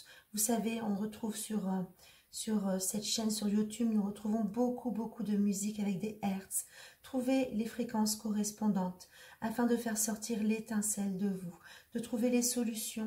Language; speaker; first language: French; native; French